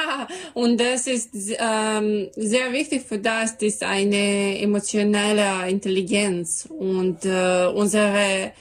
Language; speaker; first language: German; non-native, learner; Serbian